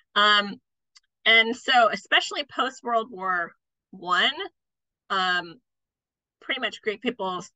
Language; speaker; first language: English; native; English